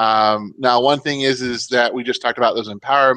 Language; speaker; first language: English; native; English